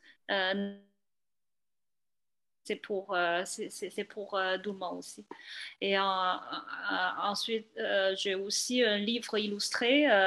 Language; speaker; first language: French; non-native, fluent; Chinese